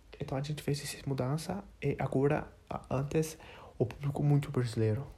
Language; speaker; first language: Portuguese; non-native, learner; English